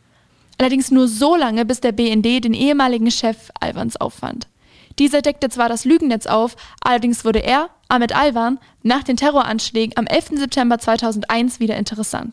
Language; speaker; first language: German; native; German